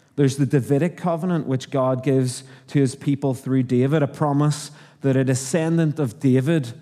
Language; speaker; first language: English; native; English